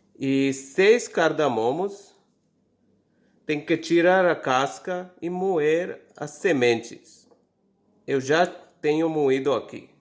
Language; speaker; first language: Portuguese; non-native, fluent; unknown